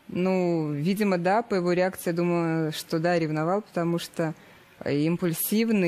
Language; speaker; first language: Russian; native; Russian